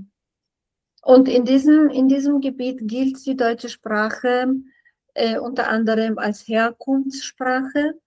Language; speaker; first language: German; non-native, fluent; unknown